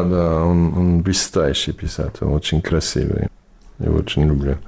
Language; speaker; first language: Russian; non-native, fluent; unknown